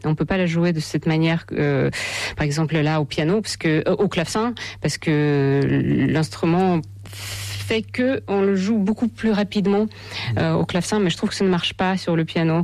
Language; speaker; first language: French; non-native, fluent; Russian